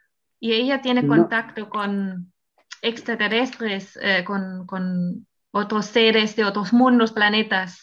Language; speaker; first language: Spanish; non-native, fluent; German